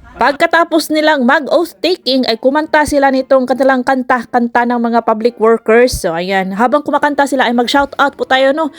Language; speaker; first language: Filipino; non-native, local second language; Cebuano